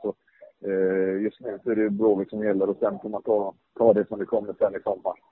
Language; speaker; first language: Swedish; native; Swedish